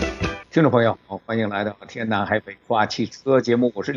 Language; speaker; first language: Chinese; native; Chinese